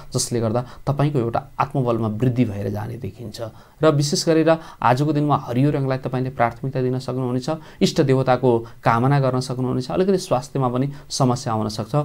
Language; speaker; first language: Nepali; native; Nepali